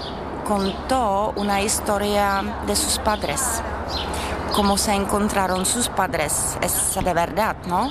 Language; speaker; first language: Spanish; non-native, fluent; Czech